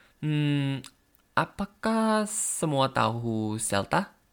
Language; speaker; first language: Indonesian; non-native, learner; Thai